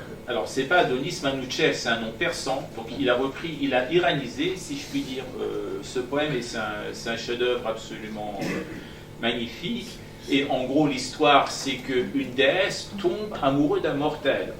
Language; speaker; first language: French; non-native, fluent; Persian